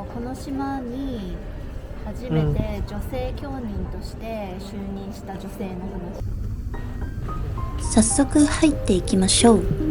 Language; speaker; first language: Japanese; native; Japanese